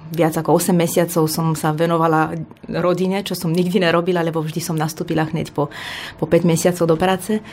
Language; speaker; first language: Slovak; non-native, fluent; Romanian